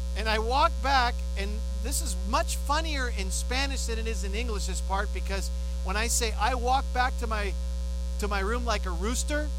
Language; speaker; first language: English; native; English